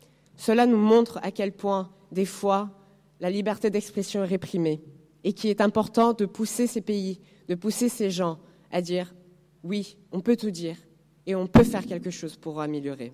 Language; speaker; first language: French; non-native, fluent; Spanish